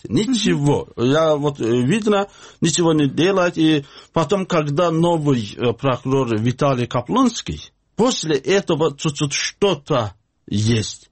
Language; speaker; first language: Russian; non-native, learner; Azerbaijani